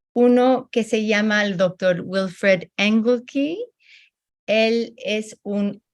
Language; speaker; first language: Spanish; early bilingual, heritage; Spanish